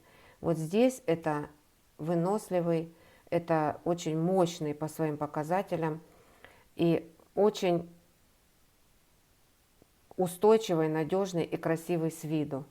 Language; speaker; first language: Russian; native; Russian